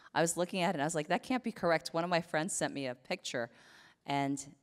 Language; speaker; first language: English; native; English